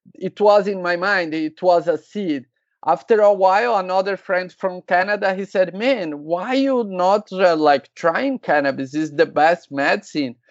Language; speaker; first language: English; non-native, learner; Portuguese